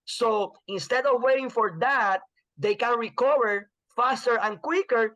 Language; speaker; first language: English; non-native, fluent; Spanish